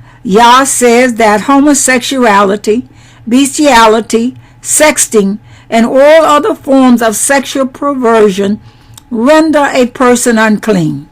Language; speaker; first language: English; native; English